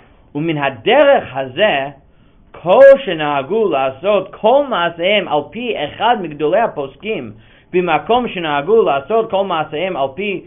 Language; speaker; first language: Hebrew; non-native, fluent; English